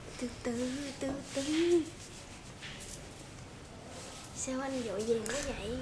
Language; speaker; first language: Vietnamese; native; Vietnamese